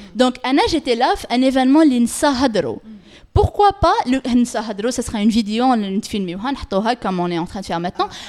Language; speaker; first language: French; non-native, local second language; Arabic